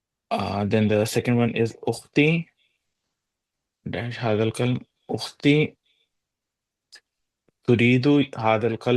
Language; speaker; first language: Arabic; non-native, learner; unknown